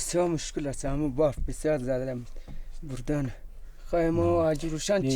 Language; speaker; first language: Persian; non-native, local second language; Kyrgyz